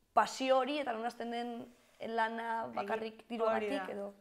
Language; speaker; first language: Basque; native; Basque